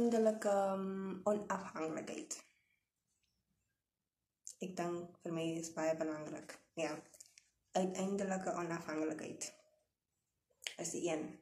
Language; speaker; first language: Afrikaans; non-native, local second language; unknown